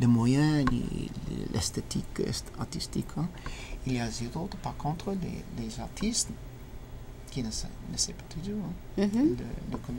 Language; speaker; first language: French; non-native, learner; English